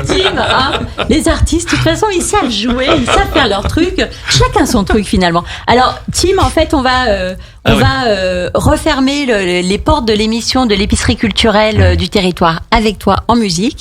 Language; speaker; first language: French; native; French